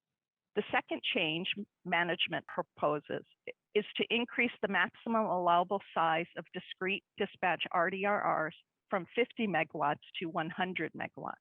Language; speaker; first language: English; native; English